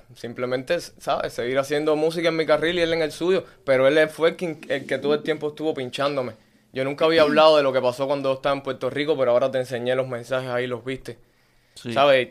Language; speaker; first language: Spanish; native; Spanish